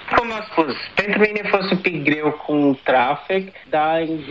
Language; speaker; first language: Romanian; non-native, learner; Portuguese